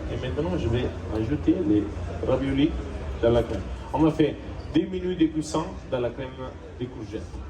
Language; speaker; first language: French; non-native, learner; Italian